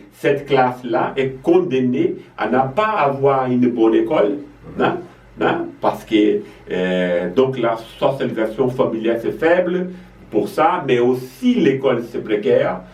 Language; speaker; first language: French; non-native, fluent; Portuguese